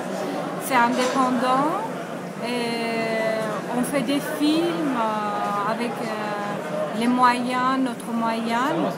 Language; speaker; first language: French; non-native, fluent; Persian